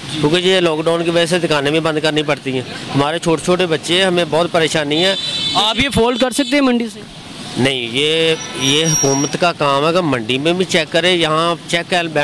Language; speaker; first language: Urdu; non-native, local second language; Punjabi